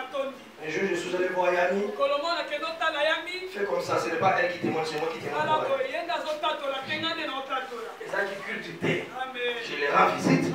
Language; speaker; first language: French; non-native, local second language; Lingala